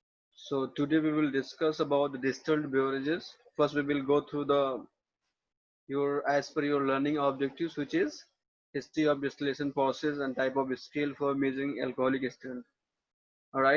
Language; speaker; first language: English; non-native, local second language; Hindi